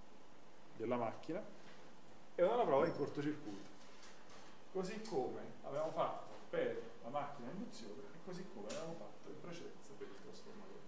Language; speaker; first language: Italian; native; Italian